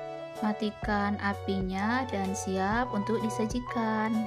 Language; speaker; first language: Indonesian; native; Indonesian